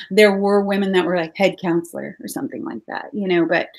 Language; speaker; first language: English; native; English